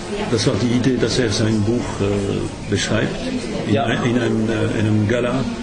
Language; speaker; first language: German; non-native, learner; French